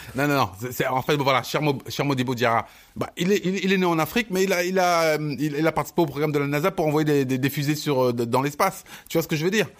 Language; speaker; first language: French; early bilingual, other home language; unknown